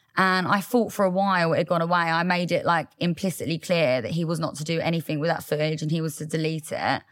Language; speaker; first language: English; native; English